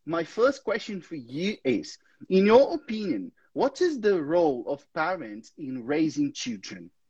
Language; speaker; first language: English; non-native, fluent; Portuguese